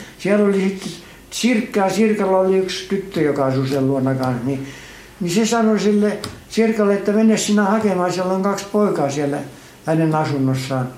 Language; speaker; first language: Finnish; native; Finnish